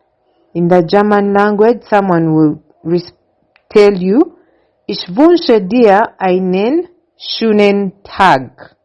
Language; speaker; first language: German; non-native, learner; English